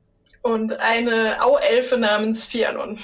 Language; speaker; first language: German; native; German